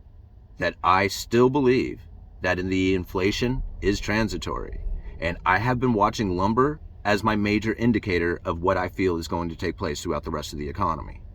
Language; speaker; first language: English; native; English